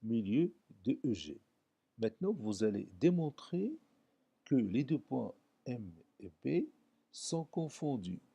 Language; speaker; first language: French; non-native, local second language; Arabic